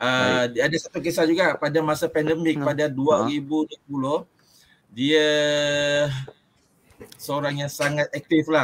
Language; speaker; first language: Malay; native; Malay